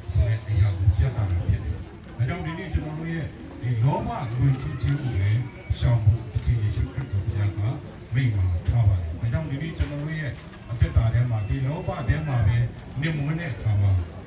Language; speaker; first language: Burmese; non-native, local second language; Tedim Chin